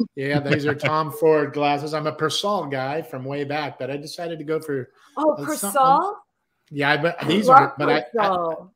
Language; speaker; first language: English; native; English